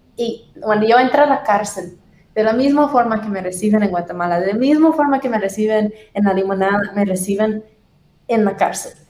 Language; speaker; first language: Spanish; non-native, fluent; English